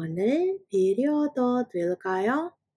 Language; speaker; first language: Korean; non-native, fluent; Indonesian